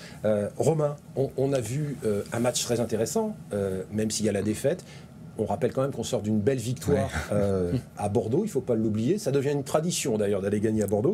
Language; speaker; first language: French; native; French